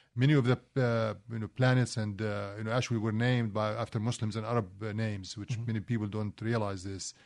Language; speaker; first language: English; non-native, fluent; Arabic